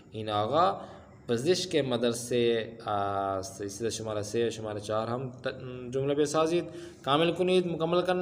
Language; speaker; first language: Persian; non-native, fluent; Urdu